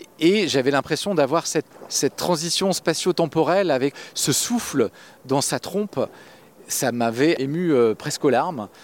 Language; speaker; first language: French; native; French